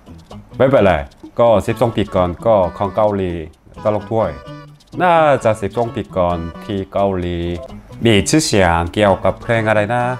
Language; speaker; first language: Thai; non-native, learner; Korean